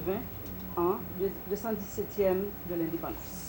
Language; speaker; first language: French; non-native, local second language; Haitian Creole